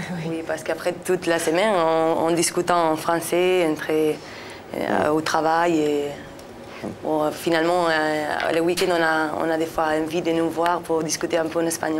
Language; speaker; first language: French; non-native, fluent; Spanish